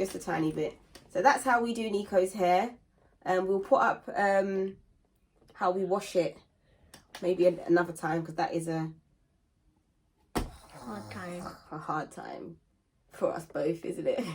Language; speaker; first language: English; native; English